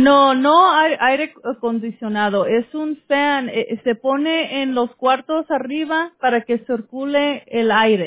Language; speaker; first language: Spanish; early bilingual, heritage; Spanish